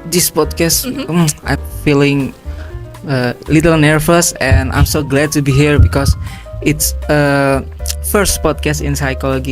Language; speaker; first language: English; non-native, learner; Indonesian